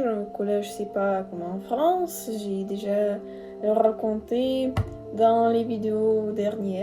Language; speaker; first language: French; non-native, learner; Russian